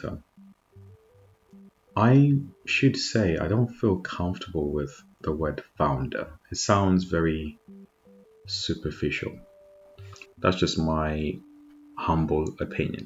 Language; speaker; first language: English; non-native, local second language; Shona